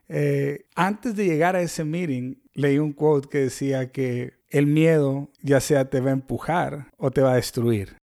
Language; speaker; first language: Spanish; native; Spanish